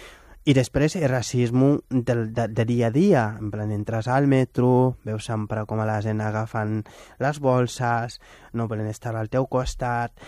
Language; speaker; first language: Catalan; non-native, fluent; Wolof